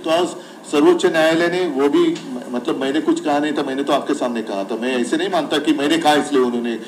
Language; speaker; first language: Hindi; non-native, local second language; Marathi